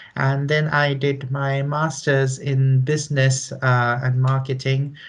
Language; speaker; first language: English; non-native, local second language; Hindi